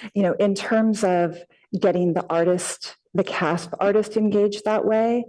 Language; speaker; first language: English; native; English